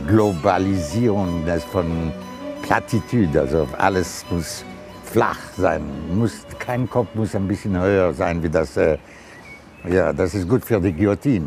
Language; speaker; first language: German; non-native, learner; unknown